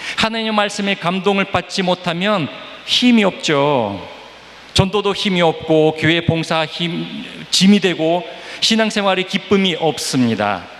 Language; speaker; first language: Korean; non-native, fluent; Russian